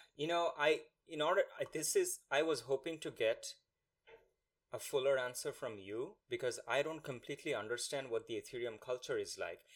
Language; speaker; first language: English; non-native, local second language; Bangla